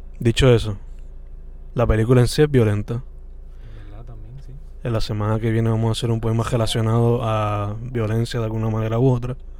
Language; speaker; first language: Spanish; native; Spanish